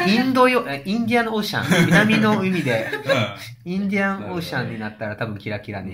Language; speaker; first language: Japanese; native; Japanese